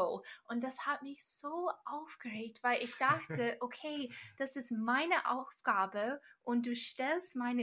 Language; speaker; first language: German; non-native, fluent; English